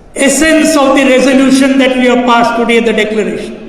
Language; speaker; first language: English; non-native, local second language; Marathi